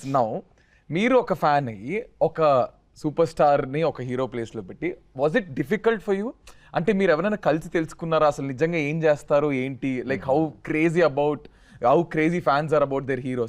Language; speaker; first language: Telugu; native; Telugu